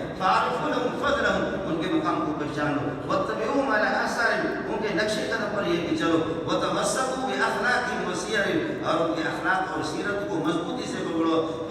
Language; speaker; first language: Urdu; non-native, local second language; Baluchi